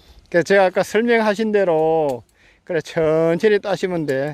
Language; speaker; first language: Korean; native; Korean